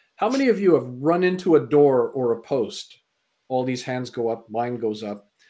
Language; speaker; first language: English; native; English